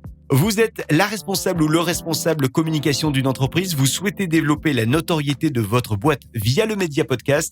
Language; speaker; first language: French; native; French